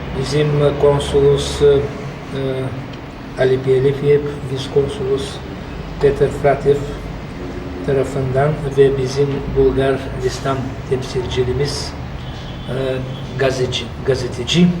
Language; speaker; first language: Turkish; non-native, fluent; Bulgarian